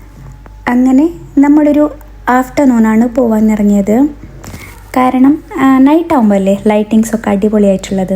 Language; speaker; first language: Malayalam; native; Malayalam